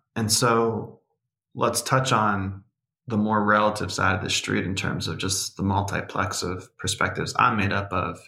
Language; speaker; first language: English; early bilingual, other home language; Portuguese